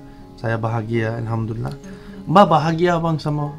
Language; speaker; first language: Indonesian; non-native, learner; Turkish